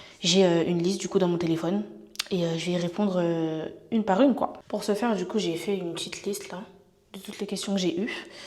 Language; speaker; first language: French; native; French